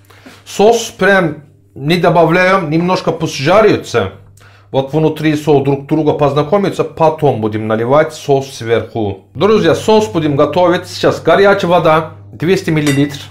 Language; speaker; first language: Russian; non-native, learner; Turkish